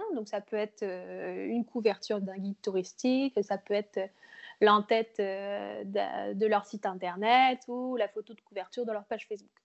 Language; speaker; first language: French; native; French